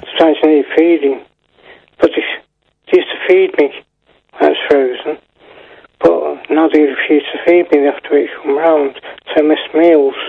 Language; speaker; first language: English; native; English